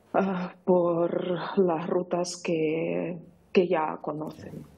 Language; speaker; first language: Spanish; non-native, fluent; Ukrainian